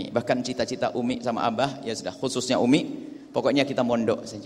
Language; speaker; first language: Indonesian; native; Indonesian